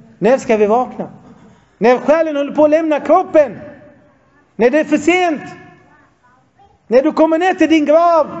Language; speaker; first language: Swedish; non-native, fluent; Arabic